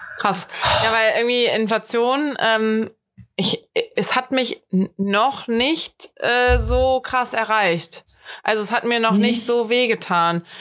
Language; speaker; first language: German; native; German